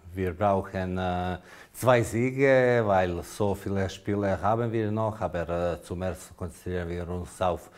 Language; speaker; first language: German; non-native, learner; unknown